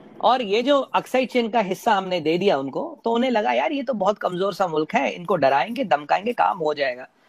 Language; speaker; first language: Hindi; native; Hindi